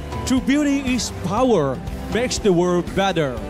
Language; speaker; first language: English; non-native, learner; Vietnamese